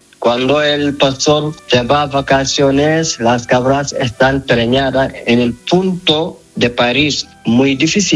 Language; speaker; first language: Spanish; non-native, learner; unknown